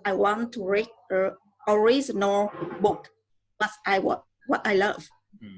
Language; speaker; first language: English; non-native, learner; Vietnamese